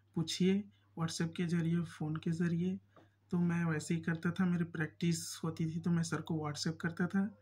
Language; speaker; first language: Hindi; native; Hindi